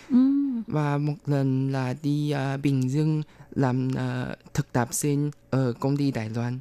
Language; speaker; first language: Vietnamese; non-native, fluent; Chinese